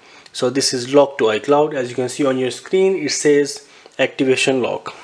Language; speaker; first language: English; non-native, fluent; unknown